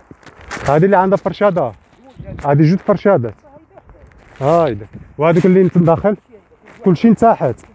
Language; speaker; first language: Arabic; native; Arabic